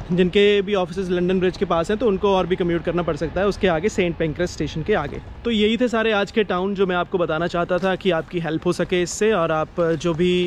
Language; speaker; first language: Hindi; native; Hindi